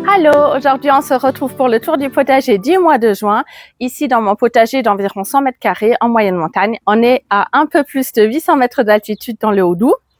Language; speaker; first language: French; non-native, fluent; German